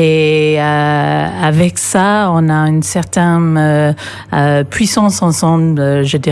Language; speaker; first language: French; non-native, fluent; English